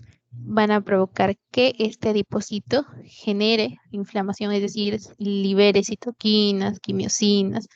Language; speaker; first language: Spanish; native; Spanish